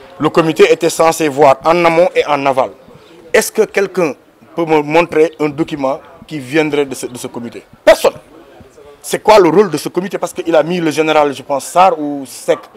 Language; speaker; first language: French; non-native, local second language; Wolof